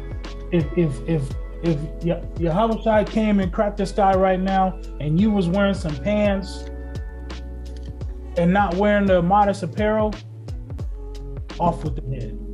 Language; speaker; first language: English; native; English